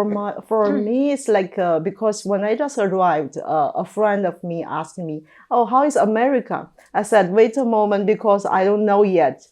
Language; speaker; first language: English; non-native, learner; Chinese